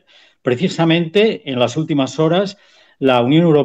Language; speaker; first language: Spanish; native; Spanish